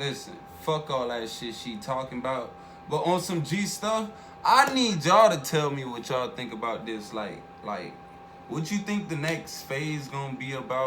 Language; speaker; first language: English; native; English